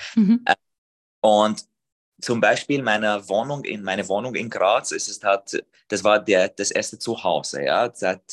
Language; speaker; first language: German; non-native, fluent; Arabic